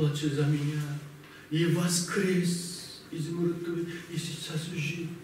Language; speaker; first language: Russian; non-native, learner; Korean